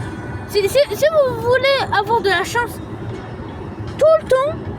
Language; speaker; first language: French; early bilingual, other home language; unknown